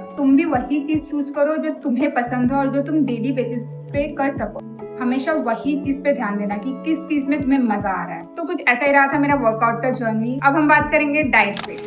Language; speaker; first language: Hindi; non-native, local second language; Bangla